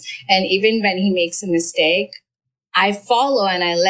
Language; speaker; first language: English; non-native, local second language; Malayalam